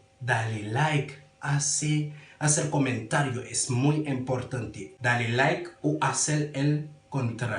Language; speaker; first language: Spanish; non-native, learner; Haitian Creole